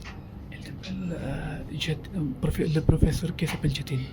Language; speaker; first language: French; non-native, learner; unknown